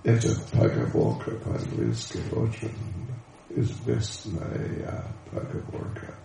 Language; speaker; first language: Russian; non-native, learner; English